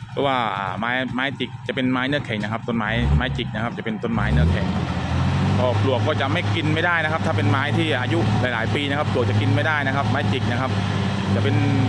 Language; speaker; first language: Thai; non-native, local second language; Northeastern Thai